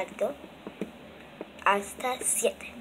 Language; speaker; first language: Spanish; early bilingual, heritage; Spanish